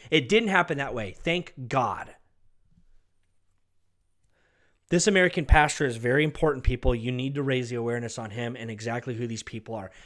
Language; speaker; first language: English; native; English